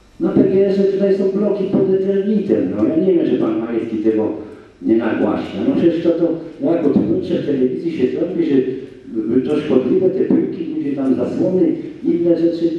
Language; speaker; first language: Polish; native; Polish